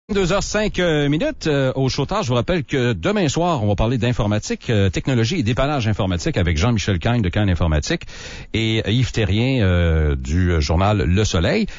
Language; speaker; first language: French; native; French